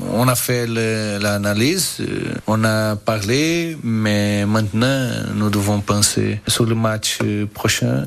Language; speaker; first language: French; non-native, fluent; Portuguese